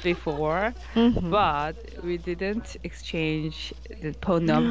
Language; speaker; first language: English; non-native, learner; Korean